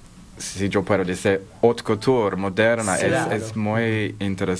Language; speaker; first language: Spanish; non-native, fluent; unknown